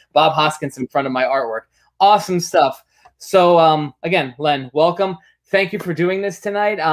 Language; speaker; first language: English; native; English